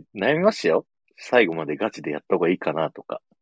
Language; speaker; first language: Japanese; native; Japanese